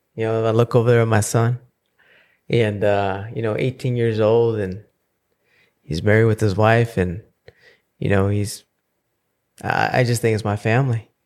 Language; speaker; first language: English; early bilingual, other home language; Spanish